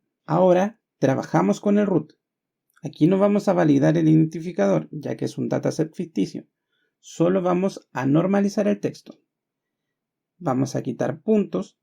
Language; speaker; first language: Spanish; native; Spanish